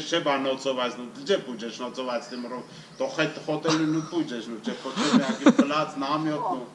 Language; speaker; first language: Polish; non-native, fluent; Armenian